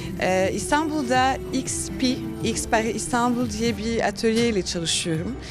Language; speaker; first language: Turkish; early bilingual, heritage; Turkish